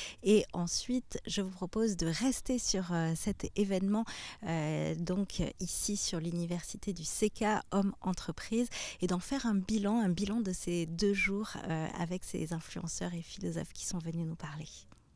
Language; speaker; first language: French; native; French